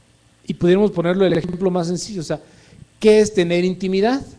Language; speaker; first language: Spanish; native; Spanish